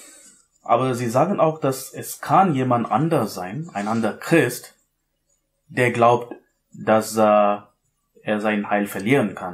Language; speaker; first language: German; non-native, learner; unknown